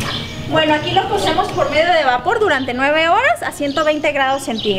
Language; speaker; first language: Spanish; native; Spanish